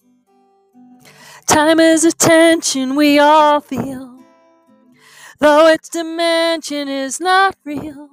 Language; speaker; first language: English; native; English